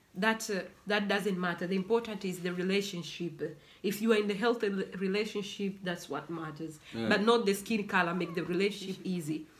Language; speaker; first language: English; non-native, local second language; Swahili